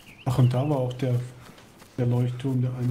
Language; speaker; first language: German; native; German